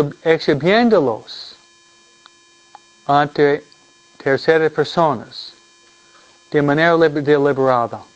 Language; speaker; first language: Spanish; non-native, fluent; English